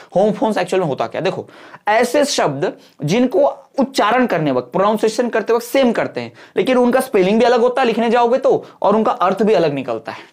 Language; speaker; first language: Hindi; non-native, local second language; Bhojpuri